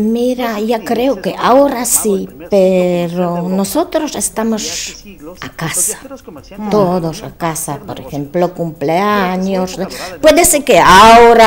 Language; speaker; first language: Spanish; non-native, learner; Polish